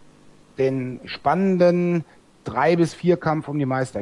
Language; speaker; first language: German; native; German